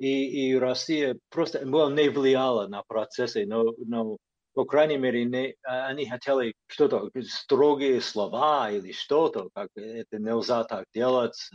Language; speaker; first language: Russian; non-native, fluent; English